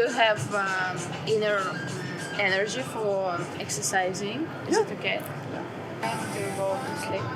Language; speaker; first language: English; non-native, learner; Russian